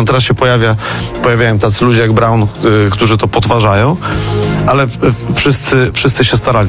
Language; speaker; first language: Polish; native; Polish